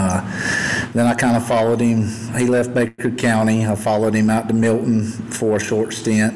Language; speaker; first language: English; native; English